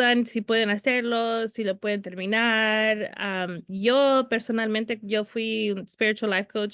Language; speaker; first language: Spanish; early bilingual, heritage; Spanish